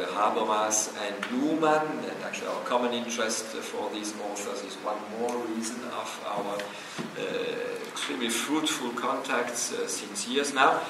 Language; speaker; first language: English; non-native, fluent; Portuguese